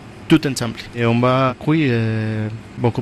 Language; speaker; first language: French; non-native, learner; Spanish